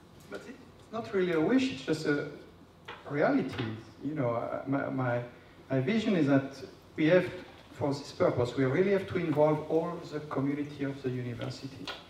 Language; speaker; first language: English; non-native, fluent; French